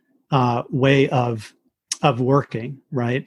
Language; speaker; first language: English; native; English